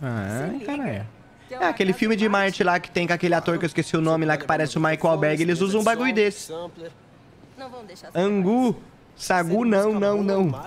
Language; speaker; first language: Portuguese; native; Portuguese